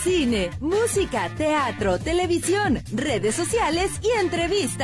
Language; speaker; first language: Spanish; native; Spanish